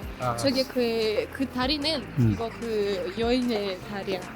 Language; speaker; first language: Korean; non-native, learner; Russian